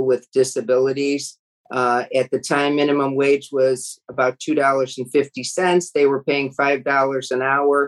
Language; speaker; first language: English; native; English